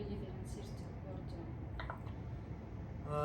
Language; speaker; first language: Dutch; non-native, learner; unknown